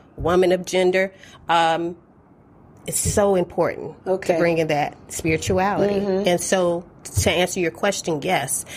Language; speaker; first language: English; native; English